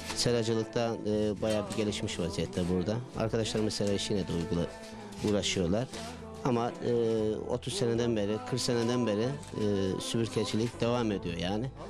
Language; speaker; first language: Turkish; native; Turkish